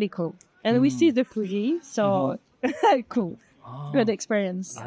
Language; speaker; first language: English; non-native, learner; French